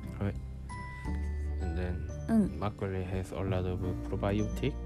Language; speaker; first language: English; non-native, learner; Korean